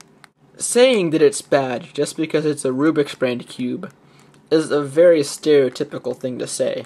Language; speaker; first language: English; native; English